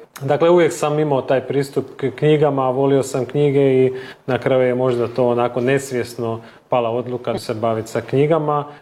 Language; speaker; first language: Serbian; early bilingual, heritage; Croatian